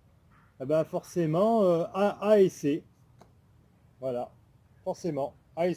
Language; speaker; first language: French; native; French